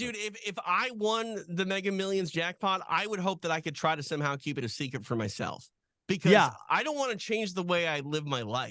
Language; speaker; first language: English; native; English